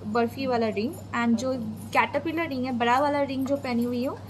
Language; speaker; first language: Hindi; non-native, local second language; Bangla